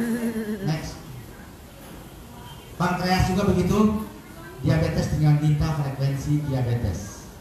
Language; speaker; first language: Indonesian; native; Indonesian